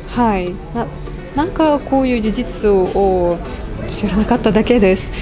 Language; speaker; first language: Japanese; non-native, fluent; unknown